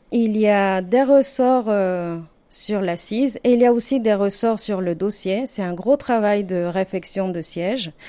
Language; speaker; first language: French; non-native, fluent; Spanish